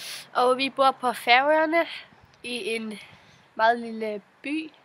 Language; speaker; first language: Danish; non-native, local second language; Faroese